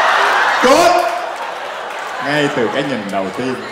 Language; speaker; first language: Vietnamese; native; Vietnamese